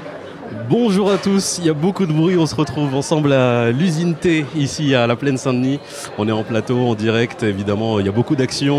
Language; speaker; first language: French; native; French